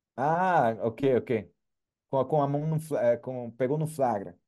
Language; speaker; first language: Portuguese; native; Portuguese